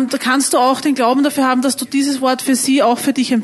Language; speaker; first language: German; native; German